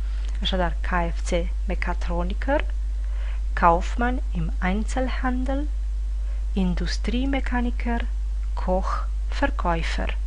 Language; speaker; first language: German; non-native, fluent; Romanian